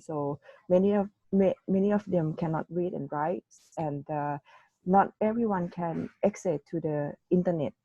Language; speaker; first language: English; non-native, learner; Thai